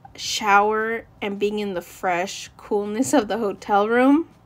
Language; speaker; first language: English; native; English